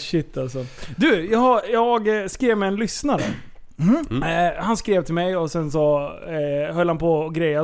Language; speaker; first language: Swedish; native; Swedish